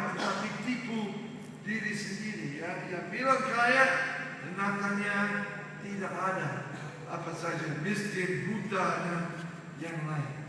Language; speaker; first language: Indonesian; non-native, fluent; English